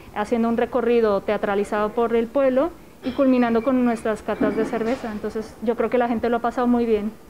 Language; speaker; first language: Spanish; native; Spanish